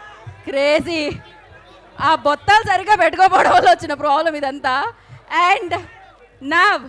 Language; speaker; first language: Telugu; native; Telugu